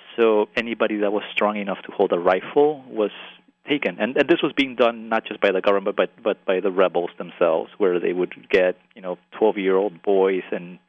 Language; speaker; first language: English; early bilingual, other home language; Spanish